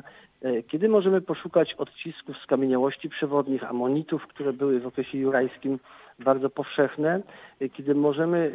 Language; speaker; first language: Polish; native; Polish